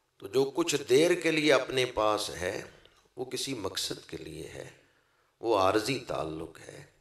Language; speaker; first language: Urdu; non-native, local second language; Punjabi